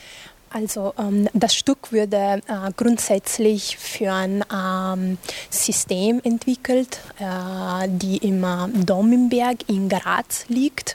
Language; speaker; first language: German; non-native, fluent; Italian